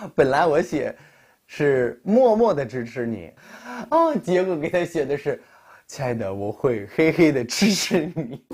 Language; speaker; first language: Chinese; non-native, fluent; Russian